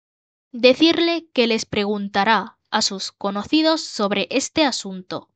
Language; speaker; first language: Spanish; non-native, learner; Bangla